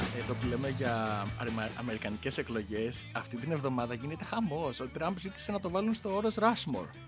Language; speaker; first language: Greek; native; Greek